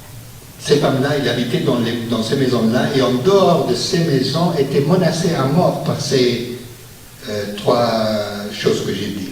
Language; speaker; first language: French; non-native, fluent; Persian